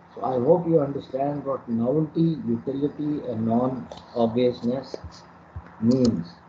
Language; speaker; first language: English; non-native, local second language; Urdu